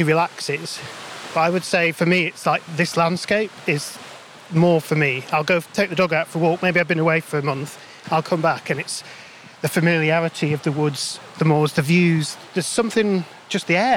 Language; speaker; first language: English; native; English